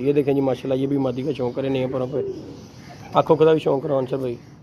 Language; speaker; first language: Hindi; non-native, local second language; Punjabi